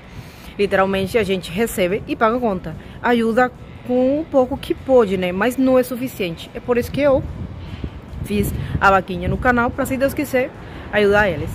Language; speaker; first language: Portuguese; non-native, fluent; Spanish